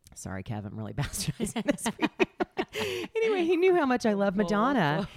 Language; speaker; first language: English; native; English